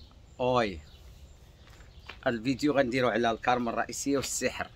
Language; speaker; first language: Arabic; native; Arabic